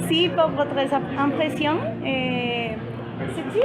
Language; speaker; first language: French; non-native, learner; Spanish